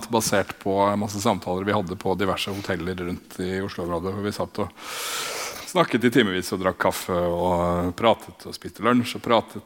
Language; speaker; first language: Norwegian; native; Norwegian